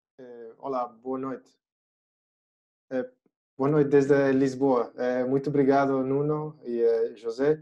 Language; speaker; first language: Portuguese; non-native, learner; Spanish